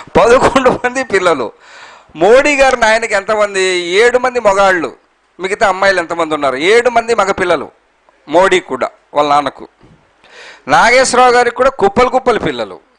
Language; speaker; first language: Telugu; non-native, local second language; Urdu